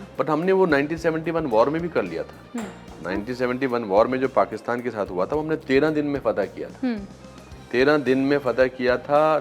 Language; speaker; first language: Hindi; native; Hindi